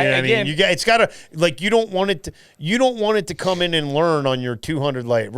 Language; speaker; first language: English; native; English